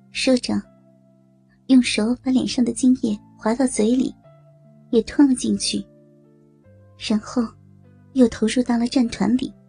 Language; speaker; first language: Chinese; native; Chinese